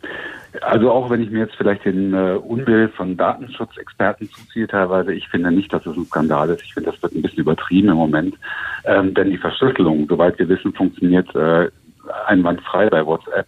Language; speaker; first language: German; native; German